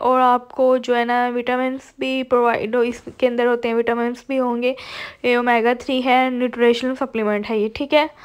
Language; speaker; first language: Urdu; native; Urdu